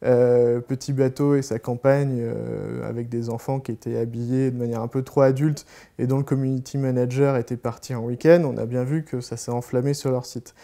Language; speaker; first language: French; native; French